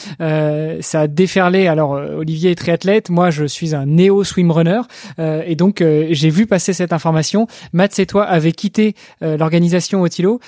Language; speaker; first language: French; native; French